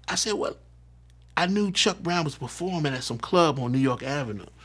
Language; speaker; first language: English; native; English